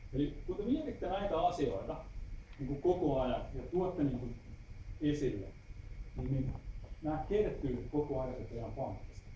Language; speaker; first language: Finnish; native; Finnish